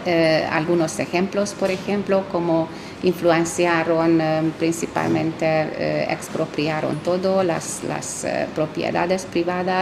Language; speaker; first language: Spanish; non-native, fluent; Hungarian